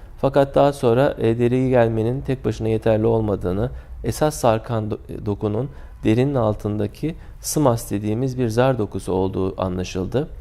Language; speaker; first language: Turkish; native; Turkish